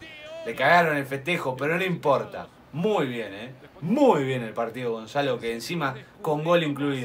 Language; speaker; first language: Spanish; native; Spanish